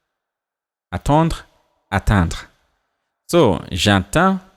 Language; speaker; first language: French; non-native, fluent; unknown